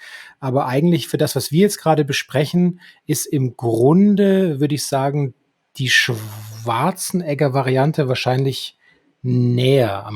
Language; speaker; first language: German; native; German